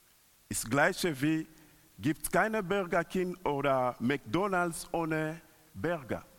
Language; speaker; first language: German; non-native, learner; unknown